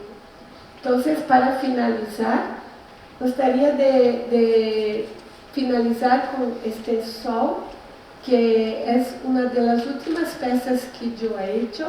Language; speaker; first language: Spanish; non-native, learner; Portuguese